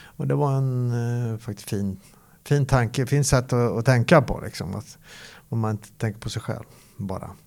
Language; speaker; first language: Swedish; native; Swedish